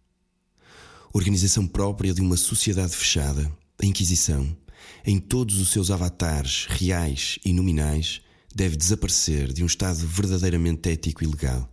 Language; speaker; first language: Portuguese; native; Portuguese